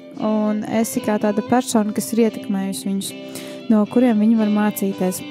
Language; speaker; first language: Latvian; native; Latvian